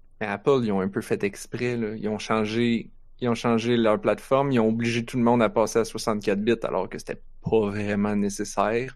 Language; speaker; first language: French; native; French